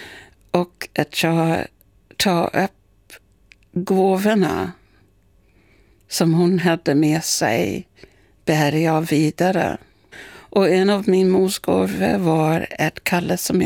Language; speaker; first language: Swedish; non-native, fluent; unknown